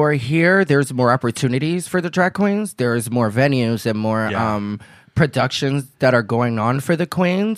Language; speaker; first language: English; early bilingual, other home language; Spanish